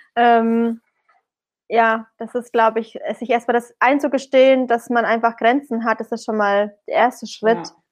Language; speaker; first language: German; early bilingual, other home language; Arabic